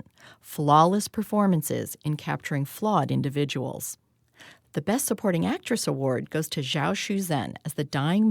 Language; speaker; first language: English; native; English